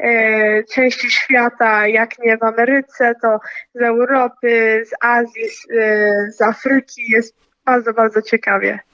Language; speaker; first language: Polish; early bilingual, heritage; Polish